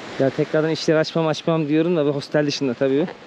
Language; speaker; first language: Turkish; native; Turkish